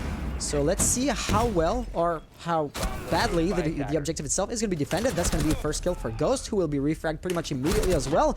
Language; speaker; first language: English; non-native, local second language; French